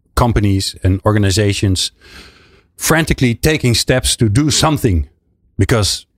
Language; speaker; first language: English; non-native, fluent; Dutch